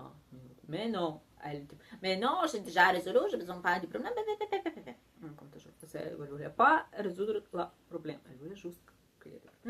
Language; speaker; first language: French; non-native, learner; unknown